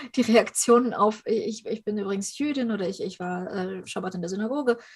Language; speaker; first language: German; early bilingual, other home language; Ukrainian